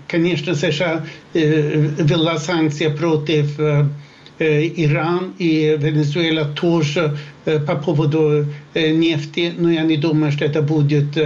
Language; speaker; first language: Russian; non-native, fluent; Swedish